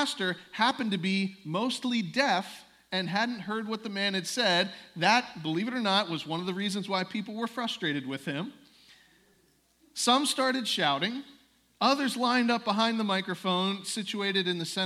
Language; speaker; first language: English; native; English